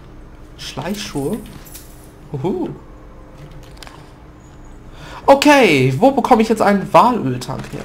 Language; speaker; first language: German; native; German